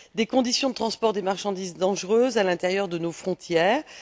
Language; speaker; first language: French; native; French